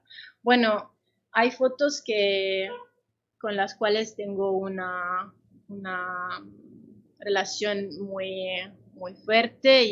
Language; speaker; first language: Spanish; non-native, fluent; Italian